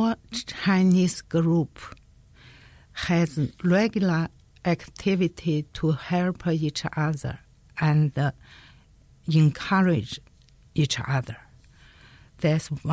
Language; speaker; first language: English; non-native, learner; Chinese